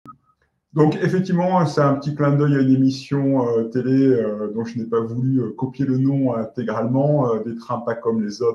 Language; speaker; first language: French; native; French